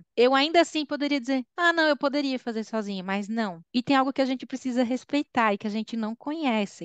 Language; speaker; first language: Portuguese; native; Portuguese